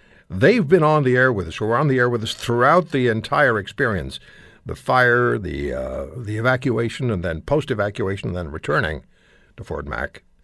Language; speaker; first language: English; non-native, fluent; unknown